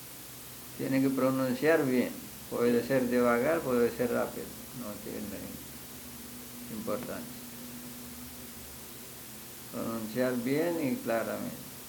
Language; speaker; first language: Spanish; non-native, fluent; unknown